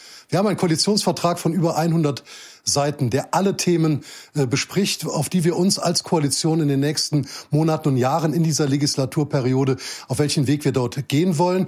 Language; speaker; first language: German; native; German